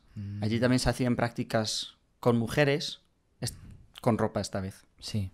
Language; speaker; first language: Spanish; non-native, fluent; English